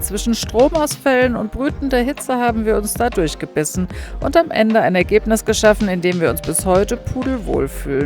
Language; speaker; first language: German; native; German